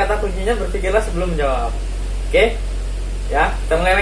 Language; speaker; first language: Indonesian; native; Indonesian